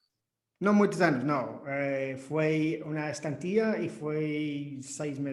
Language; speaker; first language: Portuguese; non-native, fluent; English